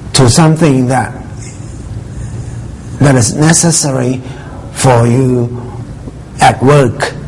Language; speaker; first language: English; non-native, fluent; Thai